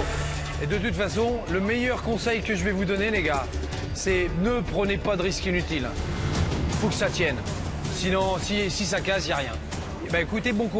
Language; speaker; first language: French; native; French